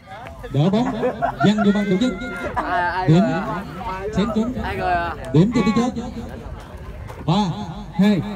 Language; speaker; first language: Vietnamese; native; Vietnamese